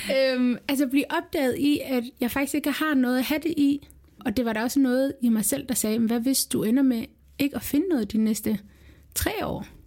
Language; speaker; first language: Danish; early bilingual, other home language; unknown